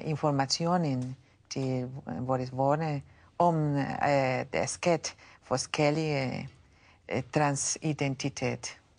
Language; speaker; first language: Danish; non-native, learner; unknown